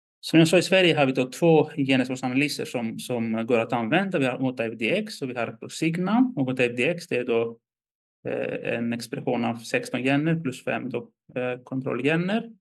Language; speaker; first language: Swedish; non-native, fluent; Greek